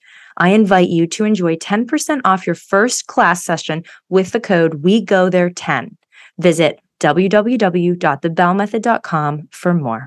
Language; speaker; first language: English; native; English